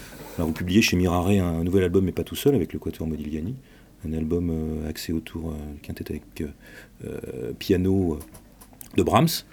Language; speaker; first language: French; native; French